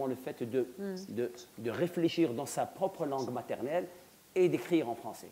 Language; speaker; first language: French; non-native, local second language; Arabic